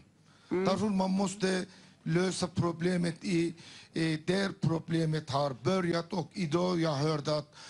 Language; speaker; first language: Swedish; non-native, fluent; Turkish